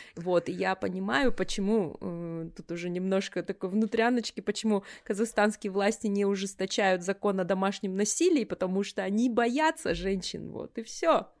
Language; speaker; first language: Russian; native; Russian